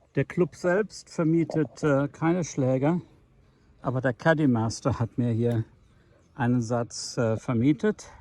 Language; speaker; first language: German; native; German